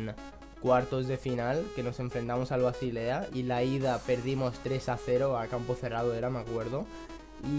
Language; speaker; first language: Spanish; native; Spanish